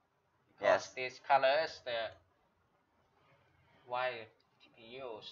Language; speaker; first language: English; non-native, learner; Chinese